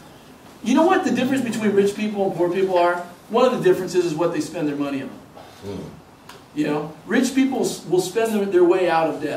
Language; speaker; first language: English; native; English